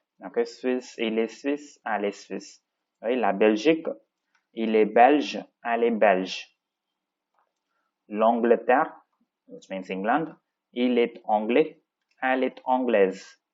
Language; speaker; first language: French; non-native, fluent; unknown